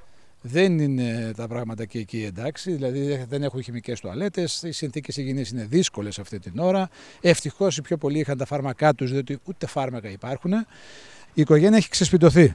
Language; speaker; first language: Greek; native; Greek